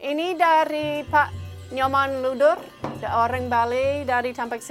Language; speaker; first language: Indonesian; non-native, fluent; English